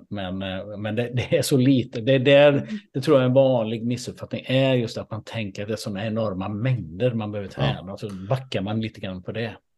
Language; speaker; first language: Swedish; native; Swedish